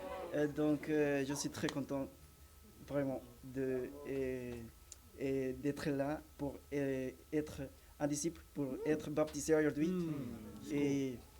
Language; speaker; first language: French; non-native, learner; Spanish